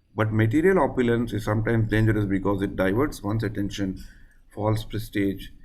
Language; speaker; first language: English; non-native, local second language; Telugu